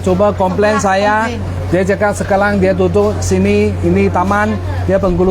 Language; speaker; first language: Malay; non-native, local second language; Cantonese